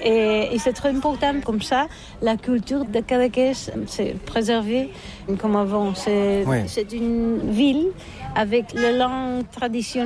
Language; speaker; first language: French; non-native, learner; Catalan